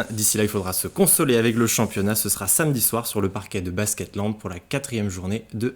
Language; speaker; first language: French; native; French